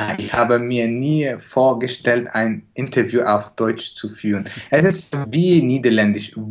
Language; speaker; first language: German; non-native, learner; Chinese